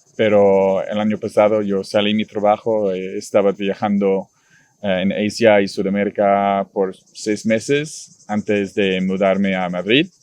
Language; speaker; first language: Spanish; non-native, learner; English